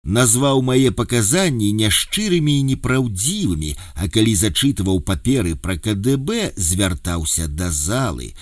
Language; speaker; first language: Belarusian; native; Belarusian